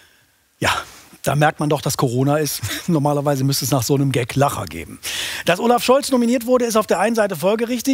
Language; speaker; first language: German; native; German